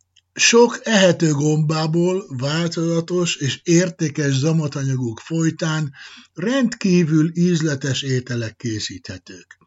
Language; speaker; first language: Hungarian; native; Hungarian